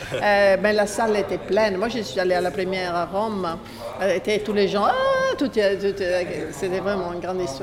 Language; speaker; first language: French; non-native, fluent; Italian